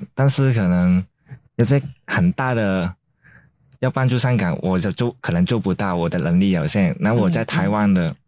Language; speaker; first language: Chinese; non-native, fluent; Cantonese